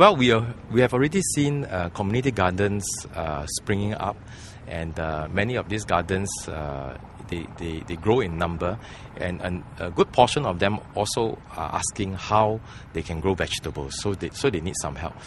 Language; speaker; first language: English; non-native, local second language; Chinese